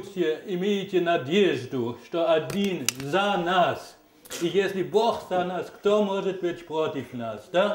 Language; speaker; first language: Russian; non-native, learner; German